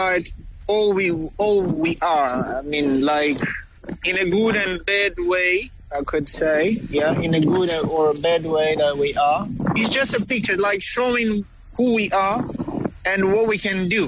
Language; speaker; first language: English; non-native, fluent; Kongo